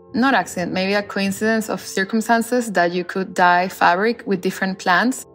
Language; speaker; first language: English; non-native, fluent; Spanish